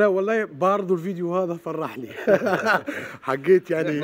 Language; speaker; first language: Arabic; native; Arabic